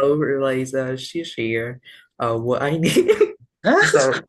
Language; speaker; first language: English; non-native, learner; Vietnamese